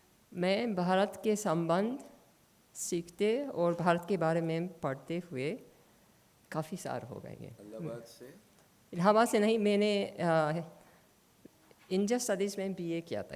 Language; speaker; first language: Hindi; non-native, learner; Japanese